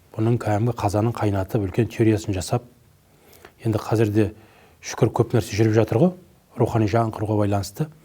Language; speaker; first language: Kazakh; native; Kazakh